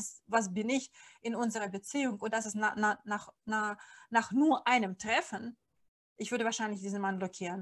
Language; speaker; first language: German; non-native, fluent; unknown